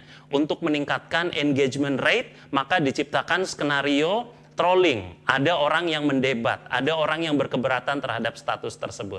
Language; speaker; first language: Indonesian; native; Indonesian